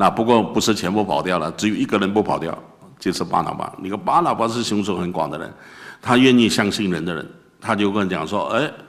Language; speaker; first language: Chinese; native; Chinese